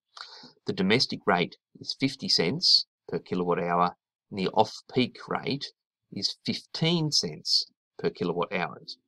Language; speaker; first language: English; native; English